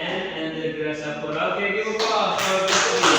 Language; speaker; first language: English; non-native, learner; Indonesian